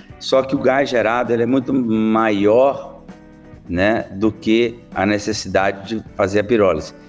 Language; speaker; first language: Portuguese; native; Portuguese